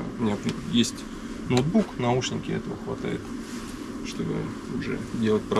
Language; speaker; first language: Russian; native; Russian